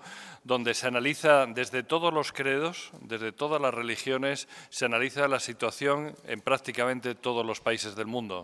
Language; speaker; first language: Spanish; native; Spanish